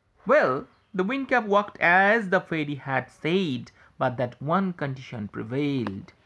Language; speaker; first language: English; non-native, local second language; Bangla